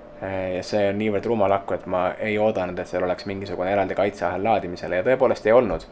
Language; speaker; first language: Estonian; native; Estonian